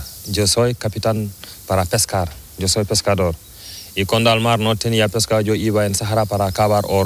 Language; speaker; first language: Spanish; non-native, learner; Fula